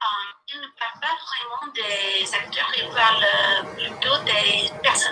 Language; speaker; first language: French; non-native, learner; English